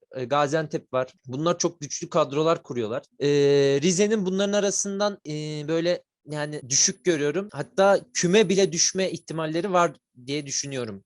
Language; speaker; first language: Turkish; native; Turkish